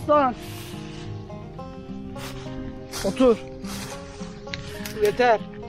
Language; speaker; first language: Turkish; native; Turkish